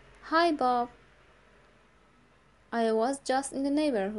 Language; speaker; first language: English; non-native, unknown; Persian